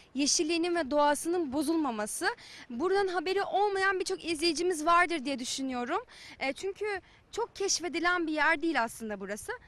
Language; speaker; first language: Turkish; native; Turkish